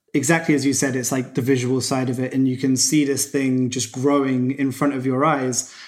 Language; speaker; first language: English; native; English